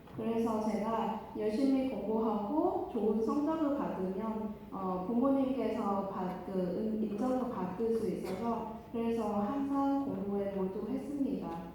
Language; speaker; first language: Korean; non-native, fluent; Vietnamese